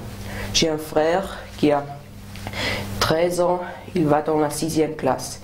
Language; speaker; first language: French; non-native, local second language; German